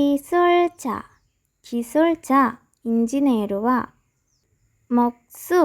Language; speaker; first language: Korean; non-native, fluent; Sinhala